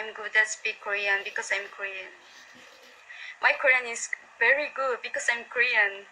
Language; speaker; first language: English; non-native, learner; Korean